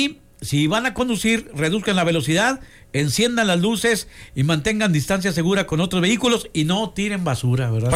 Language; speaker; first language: Spanish; native; Spanish